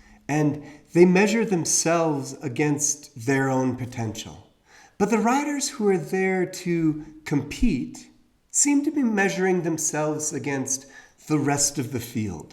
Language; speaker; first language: English; native; English